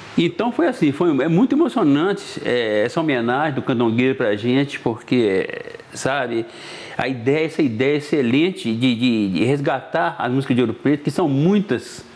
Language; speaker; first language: Portuguese; native; Portuguese